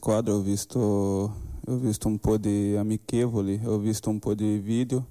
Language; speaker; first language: Spanish; non-native, learner; Portuguese